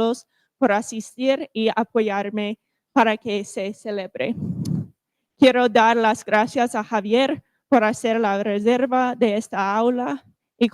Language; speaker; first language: Spanish; non-native, fluent; English